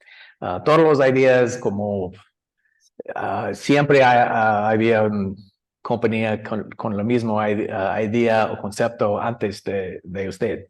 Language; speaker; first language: Spanish; non-native, learner; English